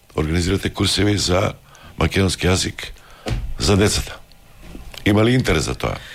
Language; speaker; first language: Macedonian; native; Macedonian